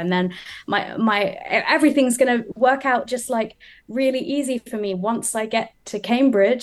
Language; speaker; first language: English; native; English